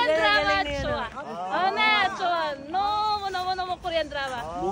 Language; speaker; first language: Korean; non-native, learner; Filipino